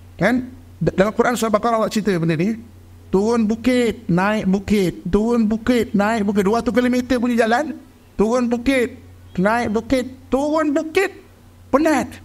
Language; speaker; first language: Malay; native; Malay